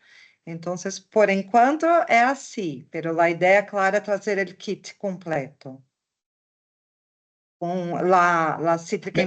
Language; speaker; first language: Spanish; non-native, learner; Portuguese